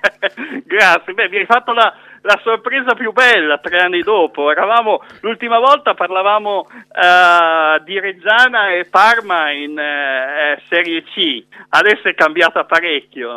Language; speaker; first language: Italian; native; Italian